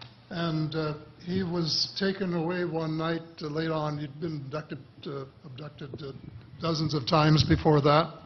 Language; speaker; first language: English; native; English